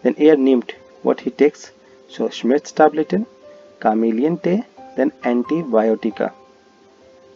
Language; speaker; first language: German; non-native, fluent; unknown